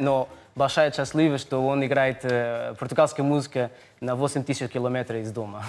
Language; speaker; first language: Russian; non-native, learner; Portuguese